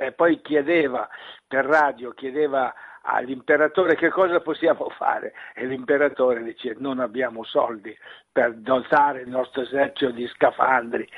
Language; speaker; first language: Italian; native; Italian